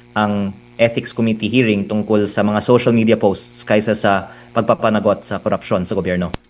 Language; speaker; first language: Filipino; native; Filipino